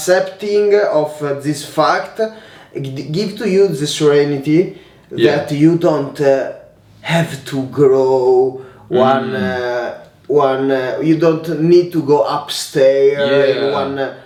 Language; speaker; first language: English; non-native, learner; Italian